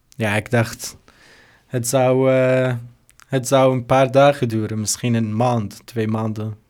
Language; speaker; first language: Dutch; non-native, fluent; Arabic